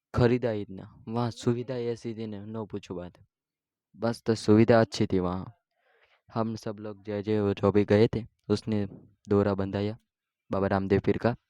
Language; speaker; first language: Hindi; non-native, local second language; Gujarati